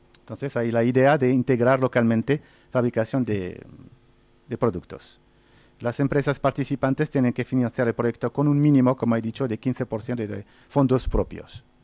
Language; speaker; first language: Spanish; non-native, fluent; Arabic